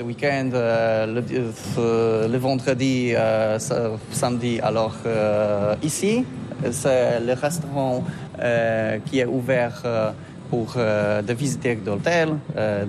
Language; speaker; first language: French; non-native, learner; Polish